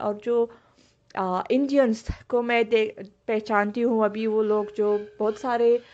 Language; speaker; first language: Hindi; non-native, fluent; Persian